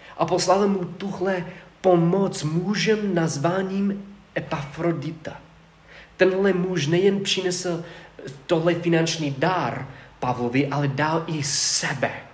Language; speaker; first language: Czech; non-native, fluent; English